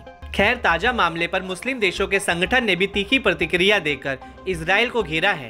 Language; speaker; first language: Hindi; native; Hindi